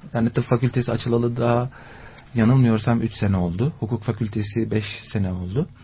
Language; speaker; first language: Turkish; native; Turkish